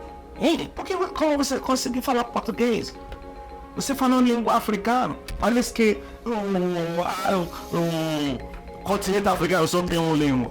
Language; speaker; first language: Portuguese; non-native, learner; Igbo